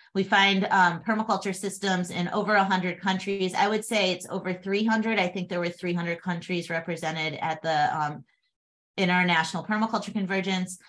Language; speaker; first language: English; native; English